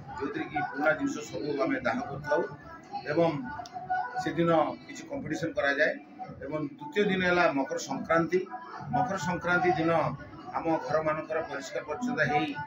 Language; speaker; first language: Odia; non-native, local second language; Telugu